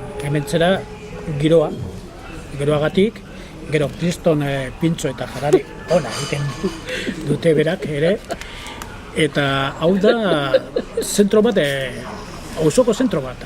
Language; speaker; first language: Basque; non-native, local second language; Spanish